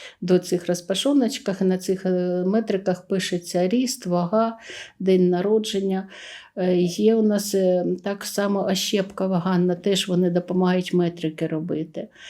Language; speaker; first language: Ukrainian; native; Ukrainian